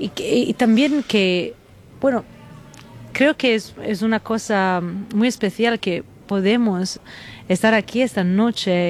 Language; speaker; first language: Spanish; non-native, fluent; Italian